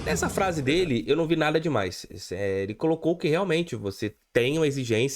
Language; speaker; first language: Portuguese; native; Portuguese